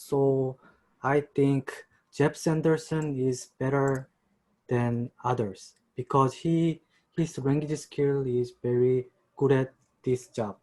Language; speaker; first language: English; non-native, learner; Korean